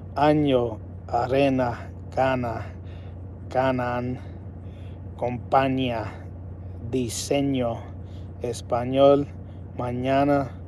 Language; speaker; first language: Spanish; non-native, learner; English